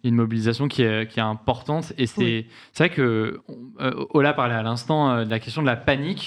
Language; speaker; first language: French; native; French